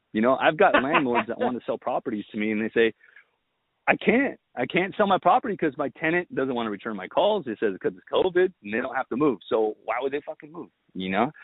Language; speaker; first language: English; early bilingual, other home language; Romanian